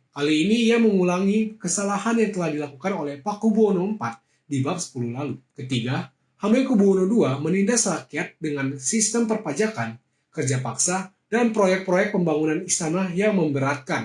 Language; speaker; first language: Indonesian; native; Indonesian